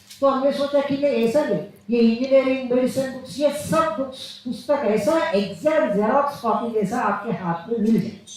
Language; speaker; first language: Hindi; non-native, local second language; Telugu